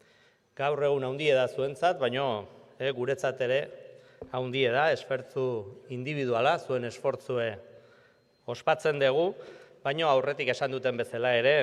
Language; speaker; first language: Basque; native; Basque